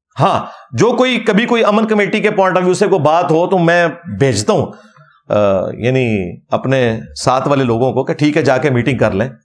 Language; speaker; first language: Urdu; non-native, local second language; Punjabi